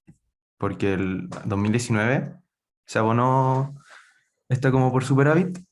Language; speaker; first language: Spanish; native; Spanish